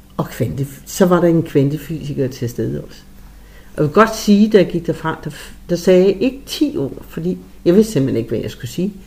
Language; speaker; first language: Danish; native; Danish